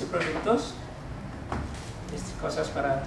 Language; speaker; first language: Spanish; non-native, learner; Indonesian